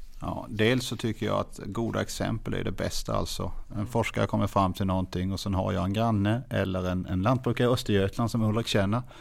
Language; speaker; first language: Swedish; native; Swedish